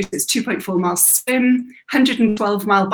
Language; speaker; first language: English; native; English